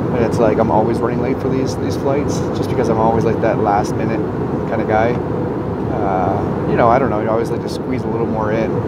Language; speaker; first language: English; native; English